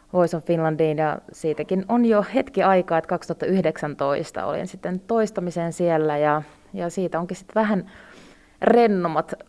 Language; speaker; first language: Finnish; early bilingual, other home language; Russian